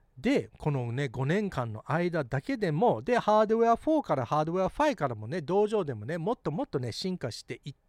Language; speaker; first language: Japanese; early bilingual, heritage; Japanese